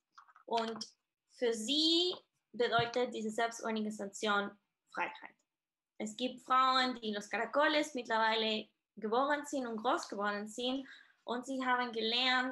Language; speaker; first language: German; non-native, fluent; Spanish